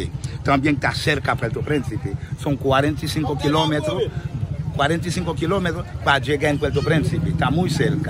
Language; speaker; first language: Spanish; non-native, fluent; Haitian Creole